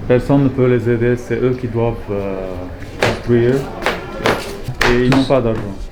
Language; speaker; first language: French; non-native, local second language; Arabic